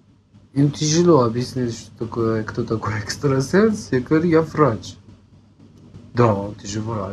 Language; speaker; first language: Russian; non-native, fluent; Persian